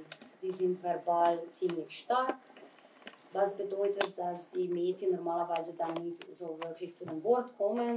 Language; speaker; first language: German; non-native, fluent; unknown